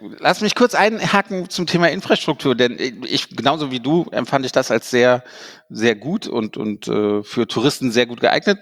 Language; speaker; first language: German; native; German